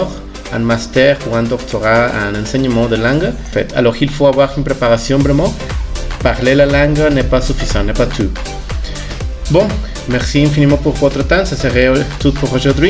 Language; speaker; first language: French; non-native, fluent; Spanish